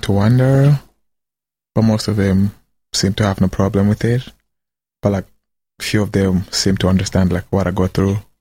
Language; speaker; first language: English; non-native, local second language; Kinyarwanda